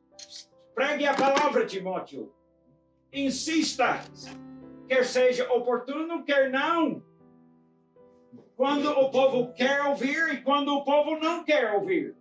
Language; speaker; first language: Portuguese; non-native, fluent; English